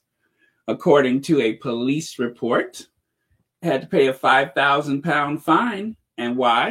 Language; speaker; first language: English; native; English